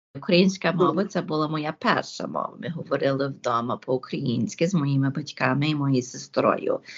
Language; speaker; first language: Ukrainian; early bilingual, heritage; Ukrainian